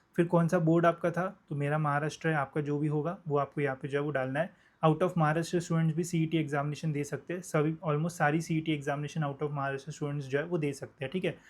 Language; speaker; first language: Hindi; non-native, local second language; Marathi